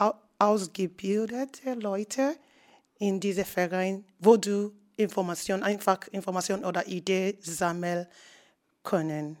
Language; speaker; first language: German; non-native, learner; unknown